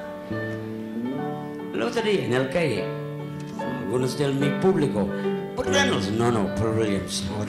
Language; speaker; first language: Spanish; non-native, learner; English